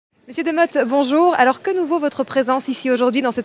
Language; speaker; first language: French; native; French